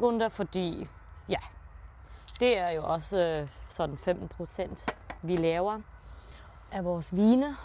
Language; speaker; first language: Danish; early bilingual, heritage; German